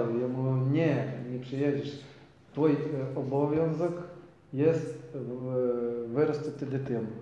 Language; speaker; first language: Polish; non-native, learner; Ukrainian